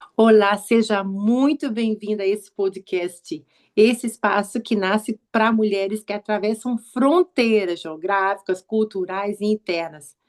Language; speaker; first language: Portuguese; native; Portuguese